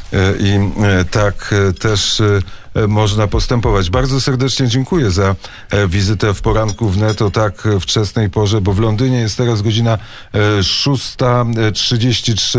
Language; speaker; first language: Polish; native; Polish